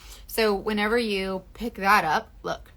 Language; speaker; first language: English; native; English